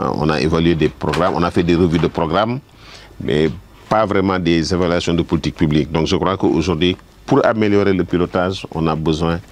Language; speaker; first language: French; non-native, local second language; Wolof